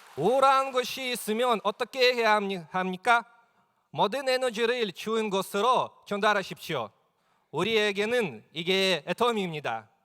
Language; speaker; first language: Korean; non-native, learner; Russian